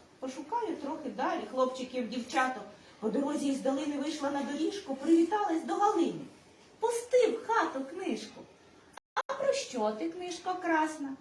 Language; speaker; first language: Ukrainian; native; Ukrainian